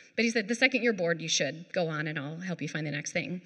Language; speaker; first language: English; native; English